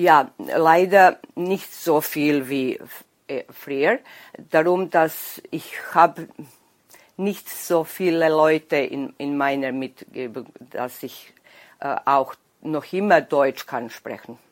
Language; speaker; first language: German; non-native, local second language; Serbian